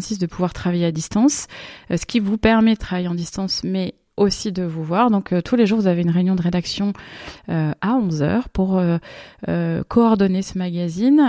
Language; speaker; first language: French; native; French